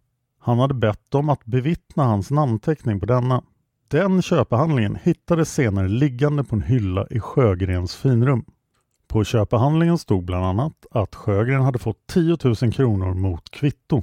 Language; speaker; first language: Swedish; native; Swedish